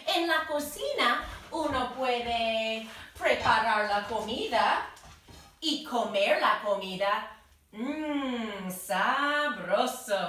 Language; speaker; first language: Spanish; non-native, fluent; English